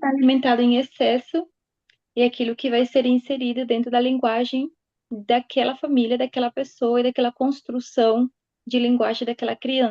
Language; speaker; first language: Portuguese; non-native, fluent; Spanish